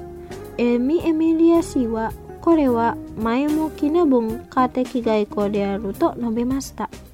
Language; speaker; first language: Japanese; non-native, fluent; Indonesian